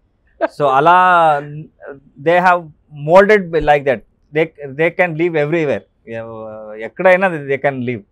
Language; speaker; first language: Telugu; non-native, local second language; Kannada